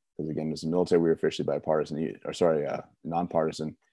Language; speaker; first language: English; native; English